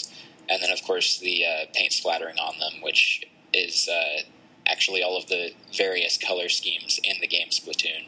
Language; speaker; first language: English; native; English